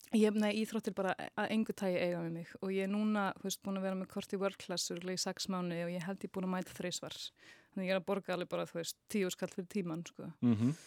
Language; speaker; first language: Icelandic; early bilingual, heritage; Icelandic